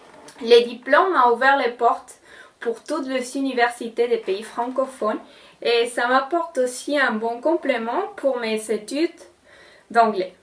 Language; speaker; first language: French; non-native, fluent; Spanish